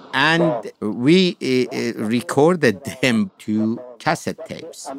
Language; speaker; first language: English; non-native, fluent; Persian